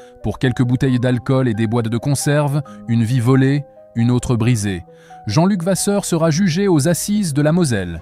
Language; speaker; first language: French; native; French